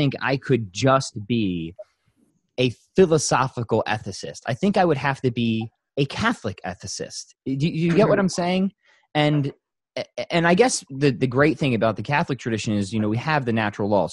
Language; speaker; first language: English; native; English